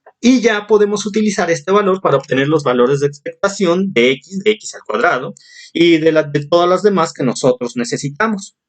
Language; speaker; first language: Spanish; native; Spanish